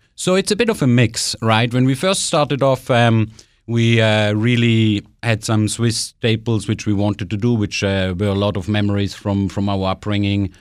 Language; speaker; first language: English; non-native, fluent; German